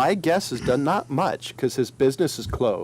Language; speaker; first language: English; native; English